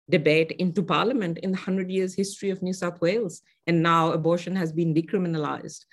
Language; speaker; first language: English; non-native, local second language; Urdu